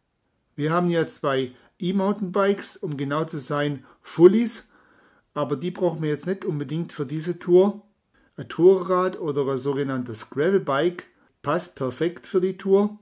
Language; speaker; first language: German; native; German